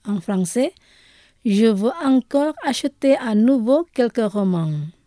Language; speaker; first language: French; non-native, learner; Indonesian